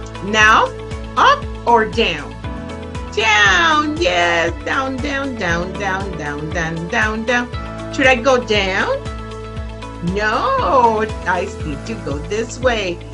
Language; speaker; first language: English; non-native, fluent; Spanish